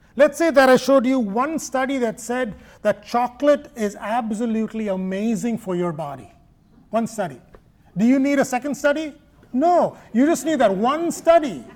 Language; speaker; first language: English; non-native, local second language; Malayalam